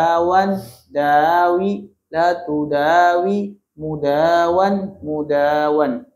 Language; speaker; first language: Arabic; non-native, fluent; Indonesian